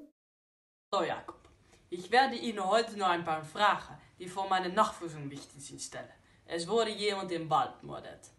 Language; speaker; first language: German; non-native, learner; Dutch